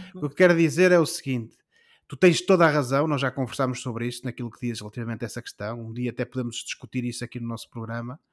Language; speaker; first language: Portuguese; native; Portuguese